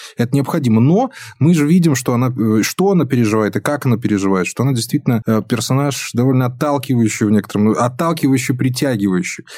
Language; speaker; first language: Russian; native; Russian